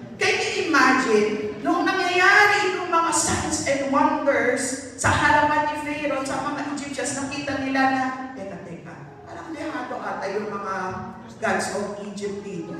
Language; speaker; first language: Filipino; non-native, local second language; Iloko